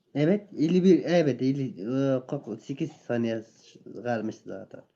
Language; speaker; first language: Turkish; non-native, fluent; Persian